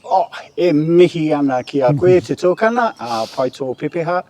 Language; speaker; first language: Māori; non-native, local second language; English